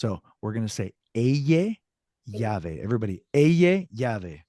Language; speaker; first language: Spanish; non-native, fluent; English